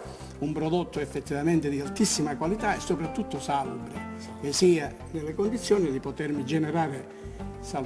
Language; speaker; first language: Italian; native; Italian